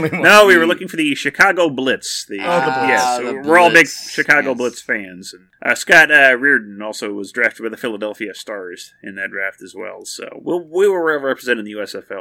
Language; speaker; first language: English; native; English